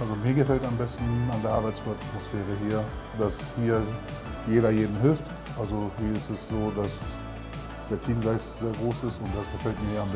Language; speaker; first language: German; native; German